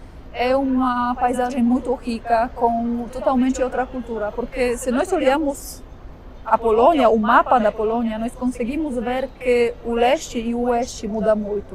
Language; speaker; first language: Portuguese; non-native, fluent; Polish